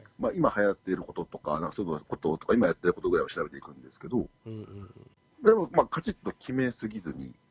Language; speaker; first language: Japanese; native; Japanese